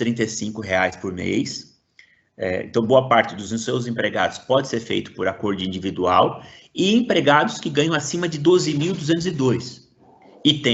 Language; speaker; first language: Portuguese; native; Portuguese